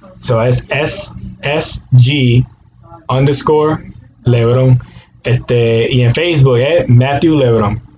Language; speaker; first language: Spanish; native; Spanish